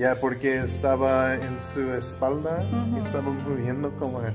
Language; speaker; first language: Spanish; non-native, learner; English